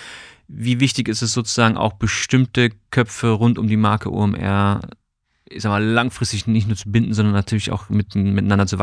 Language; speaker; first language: German; native; German